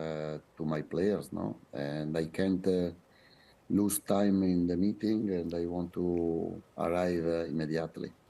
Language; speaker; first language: English; non-native, fluent; Italian